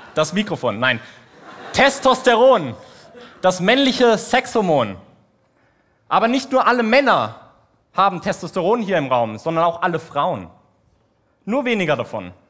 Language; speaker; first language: German; native; German